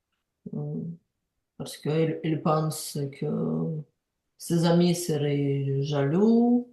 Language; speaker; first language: French; non-native, learner; Ukrainian